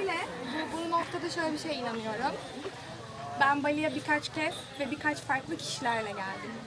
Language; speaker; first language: Turkish; native; Turkish